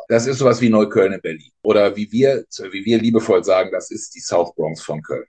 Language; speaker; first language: German; native; German